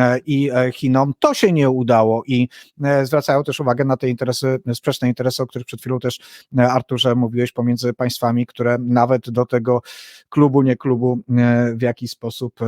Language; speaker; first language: Polish; native; Polish